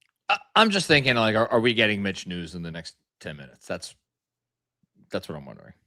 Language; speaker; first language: English; native; English